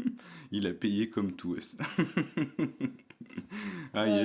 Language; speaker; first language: French; native; French